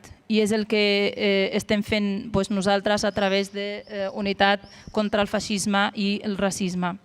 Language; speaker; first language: Catalan; non-native, fluent; Arabic